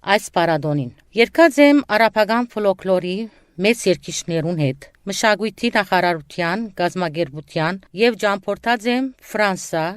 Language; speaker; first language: Armenian; early bilingual, heritage; Armenian